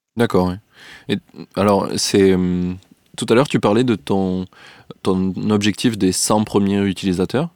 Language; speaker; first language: French; native; French